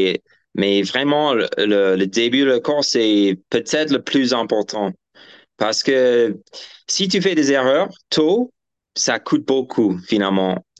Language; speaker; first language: French; non-native, fluent; English